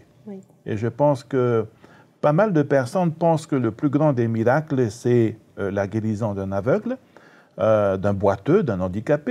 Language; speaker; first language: French; native; French